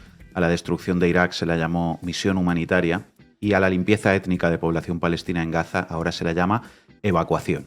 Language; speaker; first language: Spanish; native; Spanish